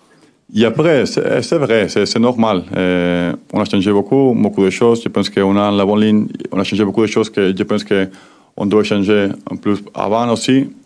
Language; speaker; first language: French; non-native, learner; Spanish